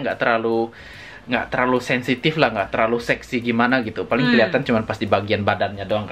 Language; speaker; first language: Indonesian; native; Indonesian